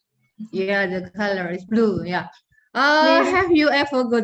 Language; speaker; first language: English; non-native, learner; Indonesian